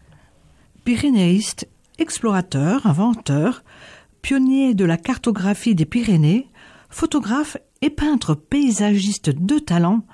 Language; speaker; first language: French; native; French